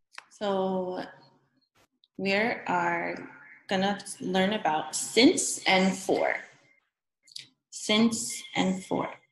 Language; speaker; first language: English; early bilingual, other home language; Korean